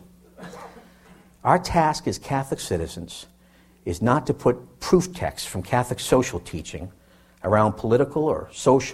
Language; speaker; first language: English; native; English